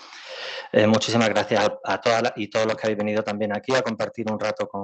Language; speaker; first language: Spanish; native; Spanish